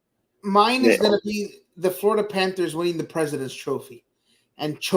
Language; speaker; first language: English; native; English